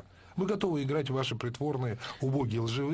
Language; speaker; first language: Russian; native; Russian